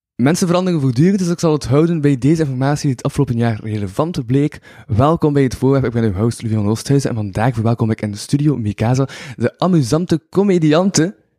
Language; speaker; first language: Dutch; native; Dutch